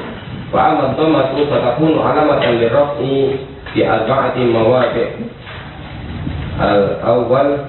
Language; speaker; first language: Arabic; non-native, learner; Indonesian